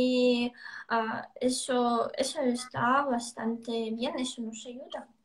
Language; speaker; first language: Spanish; non-native, fluent; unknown